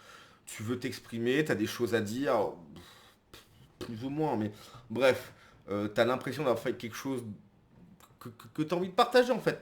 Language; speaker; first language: French; native; French